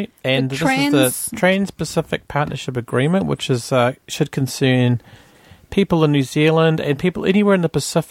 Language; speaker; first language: English; native; English